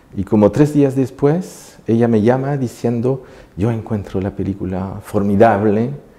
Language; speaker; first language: Spanish; non-native, fluent; French